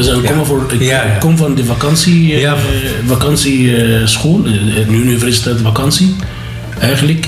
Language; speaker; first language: Dutch; non-native, learner; Arabic